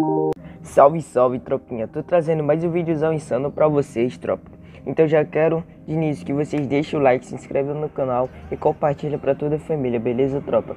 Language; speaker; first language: Portuguese; native; Portuguese